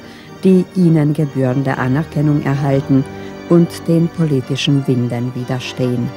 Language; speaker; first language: German; native; German